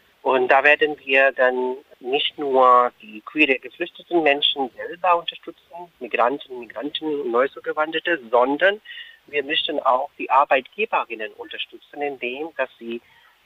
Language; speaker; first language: German; non-native, fluent; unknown